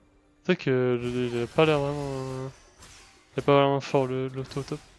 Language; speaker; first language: French; native; French